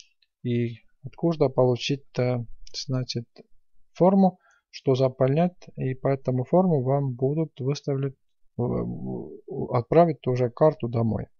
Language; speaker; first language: Russian; non-native, fluent; Estonian